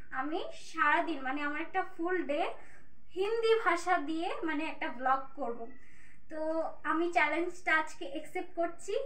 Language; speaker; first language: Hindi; non-native, learner; Bangla